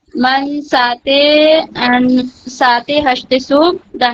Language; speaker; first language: Persian; non-native, learner; Urdu